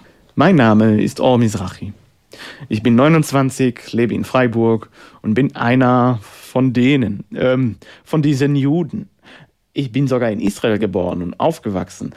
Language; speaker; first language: German; non-native, fluent; Hebrew